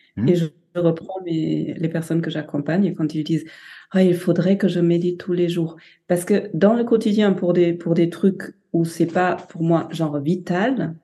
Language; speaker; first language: French; non-native, fluent; German